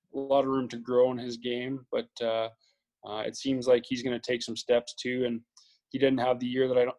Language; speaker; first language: English; native; English